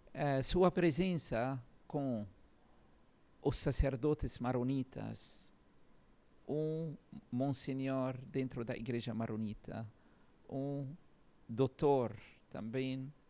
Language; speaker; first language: Portuguese; non-native, fluent; Arabic